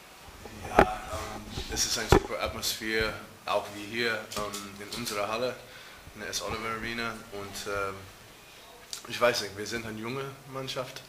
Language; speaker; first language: German; non-native, fluent; English